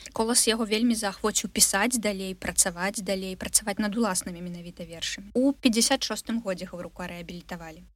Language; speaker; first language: Belarusian; non-native, local second language; Russian